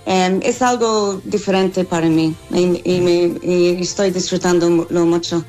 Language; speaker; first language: Spanish; non-native, fluent; English